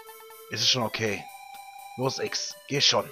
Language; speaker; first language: German; native; German